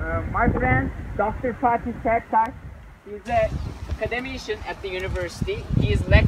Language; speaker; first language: English; non-native, learner; Turkish